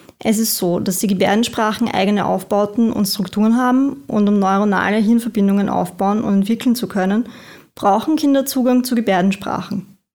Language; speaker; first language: German; native; German